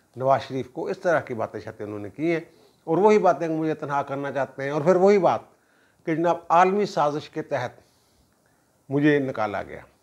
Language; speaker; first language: Urdu; non-native, local second language; Punjabi